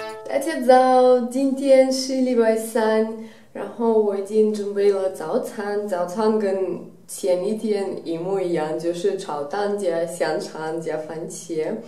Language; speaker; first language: Chinese; non-native, fluent; Russian